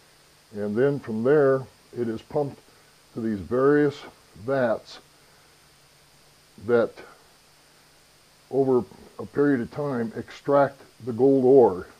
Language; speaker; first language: English; native; English